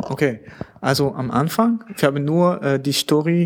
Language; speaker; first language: German; non-native, learner; French